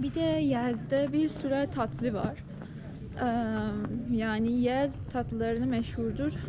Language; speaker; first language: Turkish; non-native, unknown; Persian